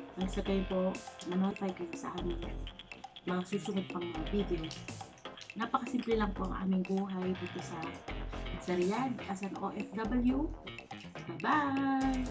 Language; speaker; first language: Filipino; non-native, local second language; Iloko